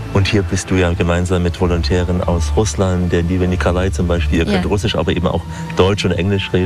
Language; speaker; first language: German; native; German